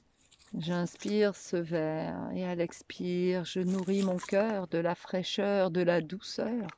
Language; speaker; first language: French; native; French